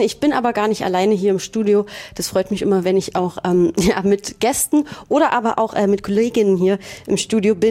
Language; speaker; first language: German; native; German